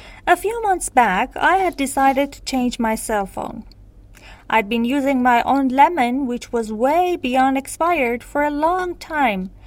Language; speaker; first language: English; non-native, fluent; Persian